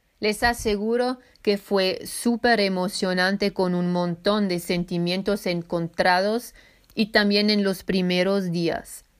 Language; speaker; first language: Spanish; non-native, fluent; Swiss German